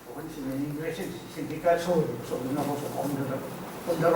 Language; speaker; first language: Spanish; non-native, local second language; Catalan